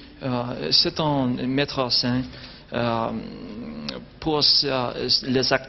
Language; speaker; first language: French; non-native, learner; English